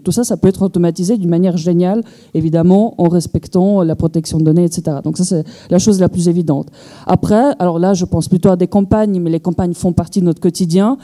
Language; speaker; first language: French; native; French